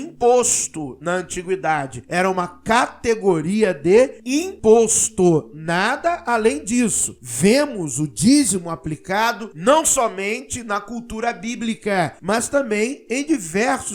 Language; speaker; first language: Portuguese; native; Portuguese